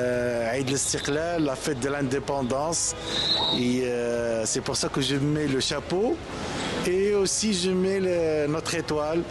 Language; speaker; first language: French; non-native, local second language; Arabic